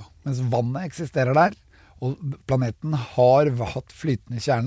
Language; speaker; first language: Norwegian; native; Norwegian